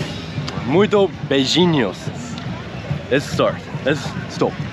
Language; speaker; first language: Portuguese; non-native, learner; Swiss German